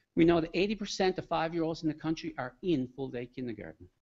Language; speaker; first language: English; native; English